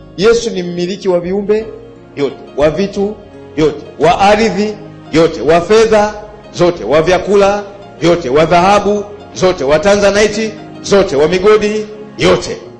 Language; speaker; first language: Swahili; native; Swahili